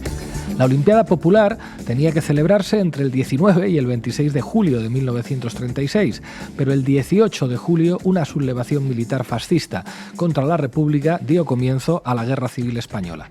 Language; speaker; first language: Spanish; native; Spanish